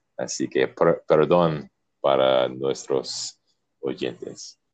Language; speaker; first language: Spanish; non-native, learner; English